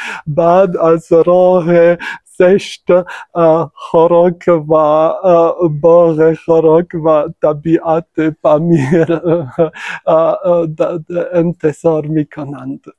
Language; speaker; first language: Persian; non-native, fluent; French